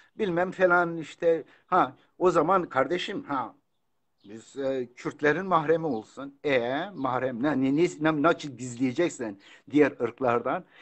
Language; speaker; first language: Turkish; non-native, local second language; Kurdish